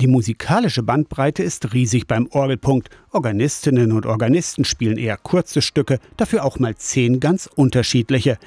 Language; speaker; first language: German; native; German